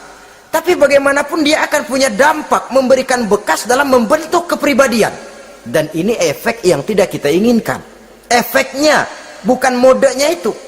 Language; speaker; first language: Indonesian; native; Indonesian